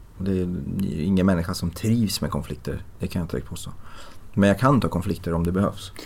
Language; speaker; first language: Swedish; early bilingual, other home language; Persian